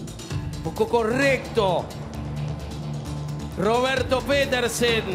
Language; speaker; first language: Spanish; native; Spanish